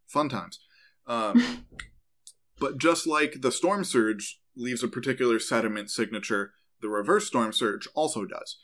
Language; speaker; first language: English; native; English